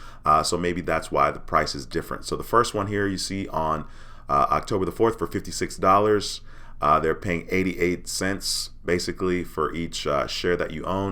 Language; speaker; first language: English; native; English